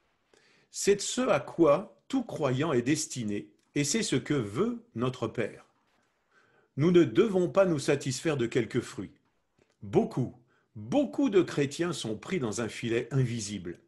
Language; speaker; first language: French; native; French